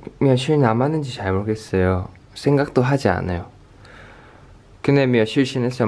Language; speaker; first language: Korean; non-native, fluent; Thai